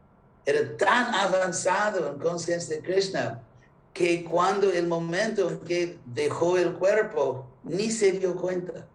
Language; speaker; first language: Spanish; non-native, fluent; English